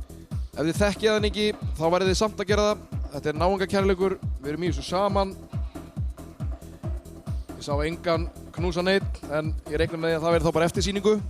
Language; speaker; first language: Icelandic; native; Icelandic